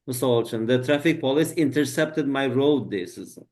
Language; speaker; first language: English; non-native, fluent; Uzbek